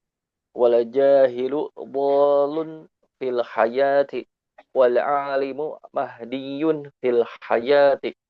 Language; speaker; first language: Arabic; non-native, learner; Indonesian